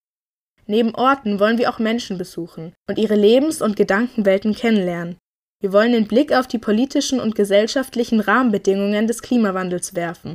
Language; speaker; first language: German; native; German